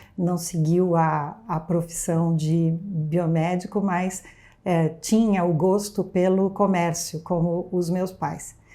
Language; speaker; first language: Portuguese; early bilingual, other home language; Arabic